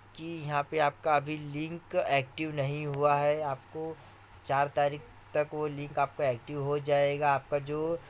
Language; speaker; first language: Hindi; native; Hindi